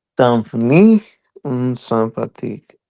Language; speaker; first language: French; non-native, learner; Hindi